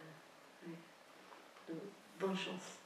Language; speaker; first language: French; non-native, fluent; English